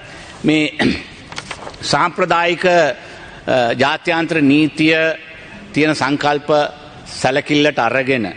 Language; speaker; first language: Sinhala; non-native, local second language; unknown